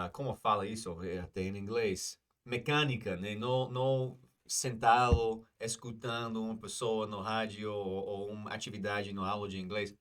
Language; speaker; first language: Portuguese; non-native, fluent; English